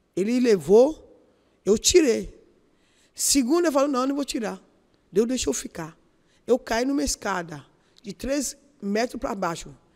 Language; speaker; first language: Portuguese; non-native, learner; Yoruba